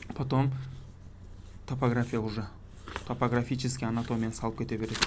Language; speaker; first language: Russian; non-native, local second language; Kazakh